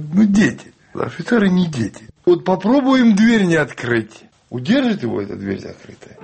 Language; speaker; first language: Russian; non-native, local second language; Chechen